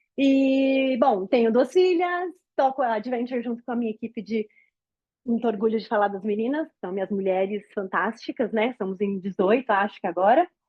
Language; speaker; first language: Portuguese; native; Portuguese